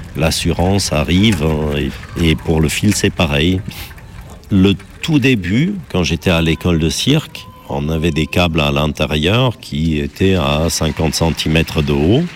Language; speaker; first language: French; non-native, fluent; German